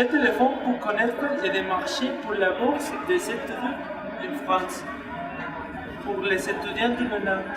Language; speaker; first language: French; non-native, learner; Spanish